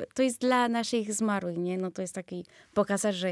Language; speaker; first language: Polish; early bilingual, other home language; Spanish